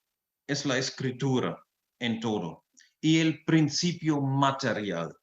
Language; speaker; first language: Spanish; non-native, fluent; German